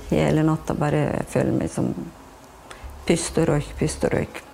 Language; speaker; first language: Norwegian; non-native, fluent; Albanian